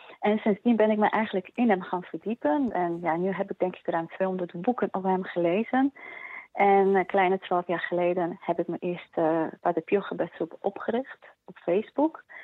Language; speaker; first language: Dutch; early bilingual, other home language; Polish